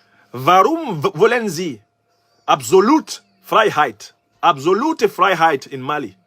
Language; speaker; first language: German; non-native, learner; French